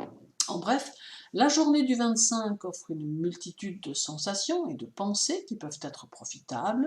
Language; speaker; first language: French; native; French